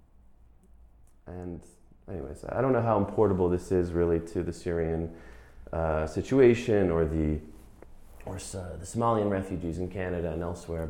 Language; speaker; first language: English; native; English